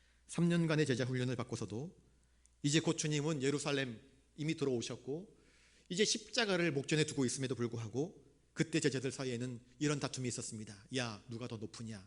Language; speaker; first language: Korean; native; Korean